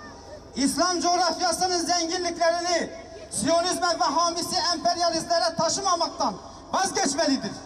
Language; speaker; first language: Turkish; native; Turkish